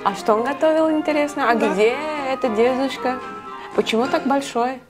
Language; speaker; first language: Russian; non-native, learner; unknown